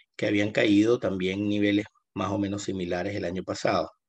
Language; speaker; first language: Spanish; native; Spanish